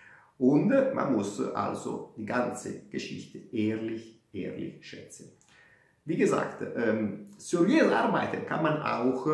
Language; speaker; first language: German; non-native, fluent; Italian